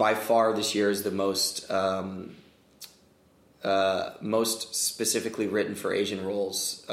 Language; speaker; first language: English; native; English